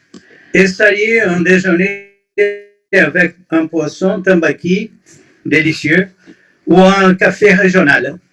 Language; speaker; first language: French; non-native, fluent; Portuguese